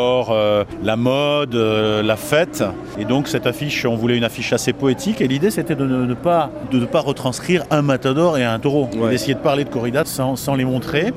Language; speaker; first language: French; native; French